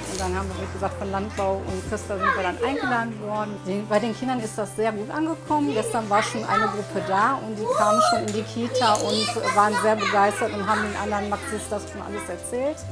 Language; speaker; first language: German; native; German